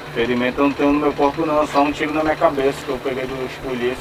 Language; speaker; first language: Portuguese; native; Portuguese